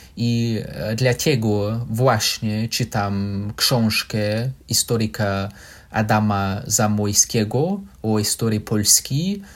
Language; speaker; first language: Polish; non-native, learner; English